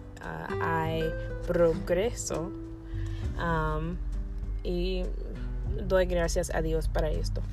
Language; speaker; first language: Spanish; non-native, learner; English